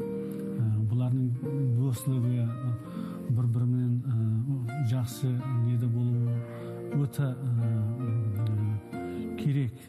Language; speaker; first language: Kazakh; non-native, learner; Tajik